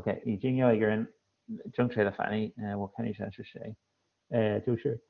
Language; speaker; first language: Chinese; non-native, fluent; English